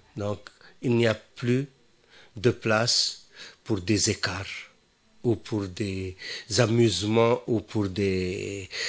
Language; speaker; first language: French; non-native, local second language; Wolof